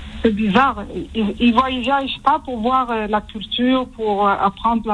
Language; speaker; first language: French; early bilingual, heritage; French